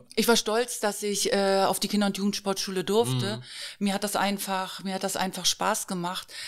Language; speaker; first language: German; native; German